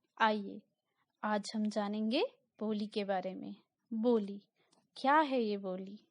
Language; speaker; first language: Hindi; native; Hindi